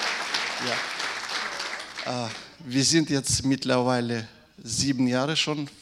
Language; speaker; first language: German; non-native, fluent; Russian